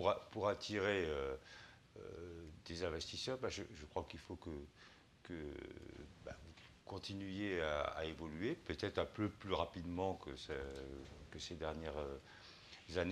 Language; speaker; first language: French; native; French